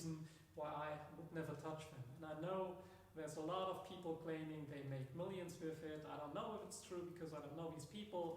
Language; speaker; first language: English; non-native, fluent; German